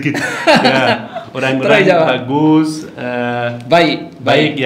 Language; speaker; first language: Indonesian; non-native, learner; Persian